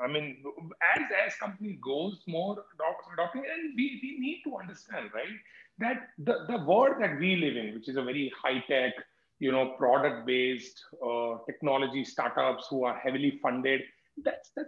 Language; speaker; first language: English; non-native, local second language; Hindi